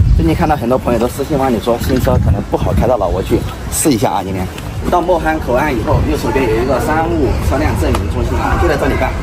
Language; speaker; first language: Chinese; native; Chinese